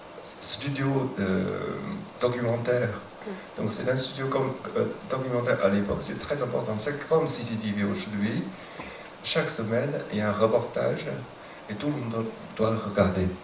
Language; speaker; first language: French; non-native, fluent; Chinese